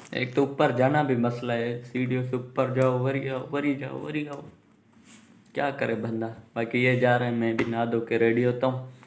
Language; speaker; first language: Urdu; non-native, local second language; Punjabi